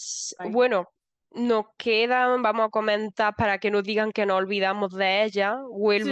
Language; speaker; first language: Spanish; native; Spanish